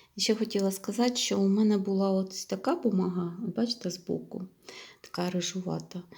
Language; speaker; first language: Ukrainian; non-native, local second language; Russian